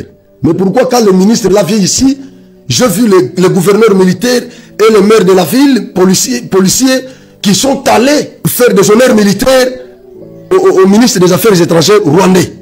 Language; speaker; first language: French; non-native, local second language; Lingala